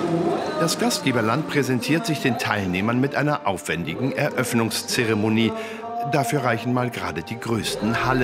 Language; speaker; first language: German; native; German